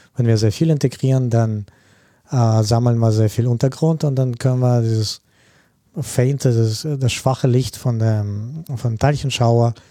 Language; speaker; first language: German; non-native, fluent; Russian